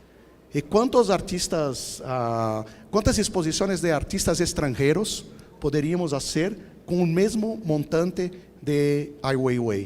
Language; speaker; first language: Spanish; non-native, fluent; Portuguese